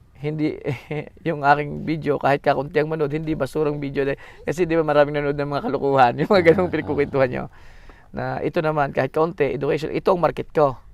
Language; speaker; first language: Filipino; native; Filipino